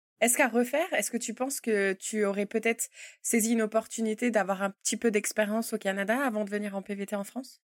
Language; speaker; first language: French; native; French